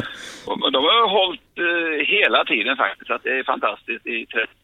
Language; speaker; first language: Swedish; native; Swedish